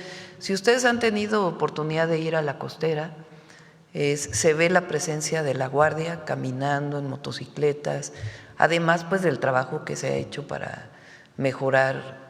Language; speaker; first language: Spanish; native; Spanish